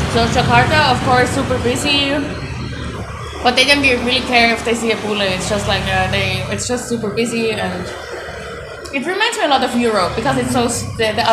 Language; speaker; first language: English; non-native, fluent; Swiss German